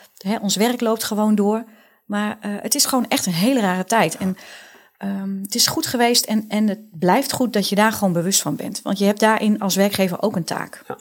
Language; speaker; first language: Dutch; native; Dutch